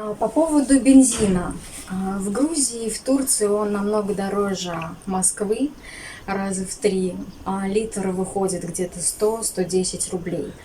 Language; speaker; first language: Russian; native; Russian